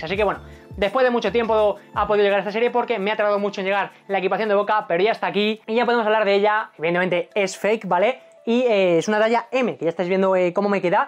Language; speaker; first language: Spanish; native; Spanish